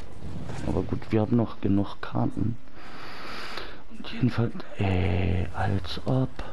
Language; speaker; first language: German; native; German